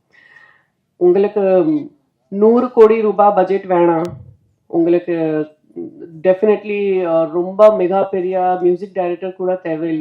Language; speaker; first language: Tamil; non-native, fluent; Hindi